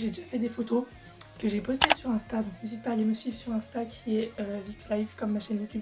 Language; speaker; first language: French; native; French